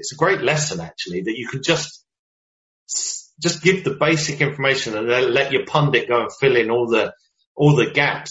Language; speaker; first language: English; native; English